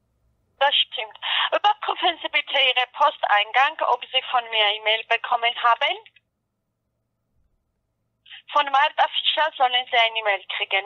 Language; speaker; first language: German; non-native, fluent; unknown